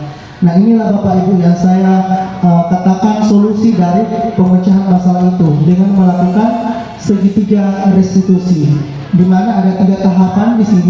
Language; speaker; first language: Indonesian; native; Indonesian